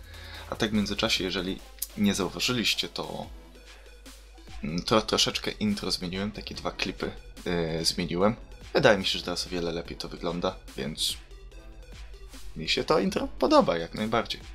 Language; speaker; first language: Polish; native; Polish